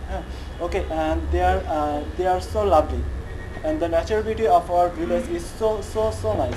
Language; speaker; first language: English; non-native, learner; Bangla